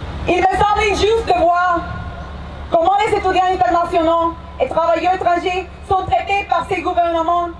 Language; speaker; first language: French; non-native, fluent; Spanish